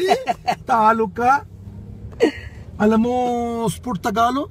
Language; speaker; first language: Filipino; non-native, learner; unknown